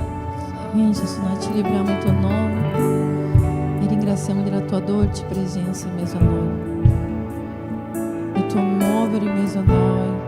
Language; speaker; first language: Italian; non-native, fluent; Portuguese